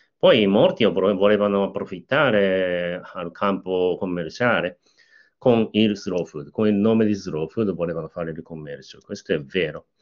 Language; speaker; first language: Italian; non-native, fluent; Japanese